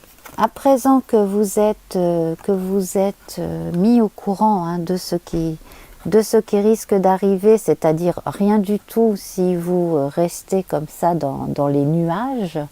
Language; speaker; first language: French; native; French